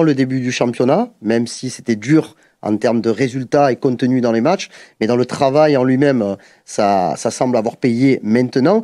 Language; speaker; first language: French; native; French